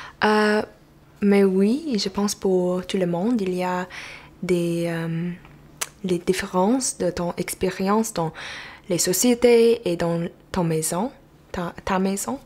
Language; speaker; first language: French; non-native, local second language; English